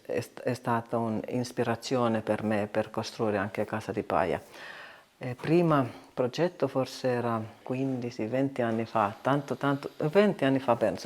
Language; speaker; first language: Italian; non-native, learner; Finnish